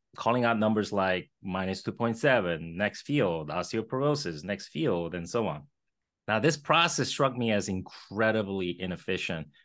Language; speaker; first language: English; early bilingual, other home language; Korean